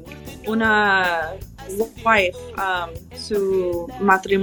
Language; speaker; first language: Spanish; early bilingual, heritage; English